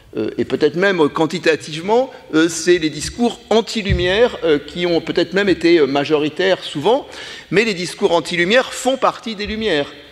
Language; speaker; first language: French; native; French